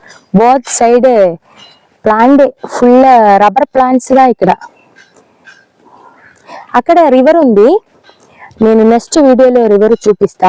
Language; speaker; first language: Telugu; non-native, learner; Malayalam